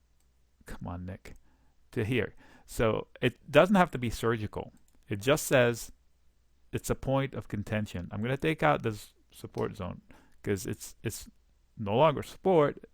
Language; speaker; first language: English; native; English